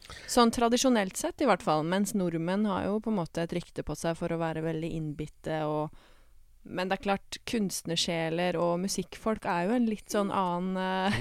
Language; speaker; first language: Norwegian; native; Norwegian